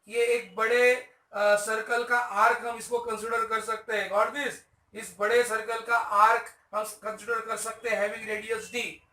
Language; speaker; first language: Hindi; non-native, local second language; Marathi